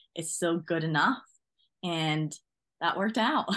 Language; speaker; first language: English; non-native, fluent; Norwegian